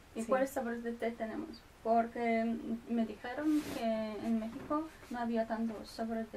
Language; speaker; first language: Spanish; non-native, fluent; Polish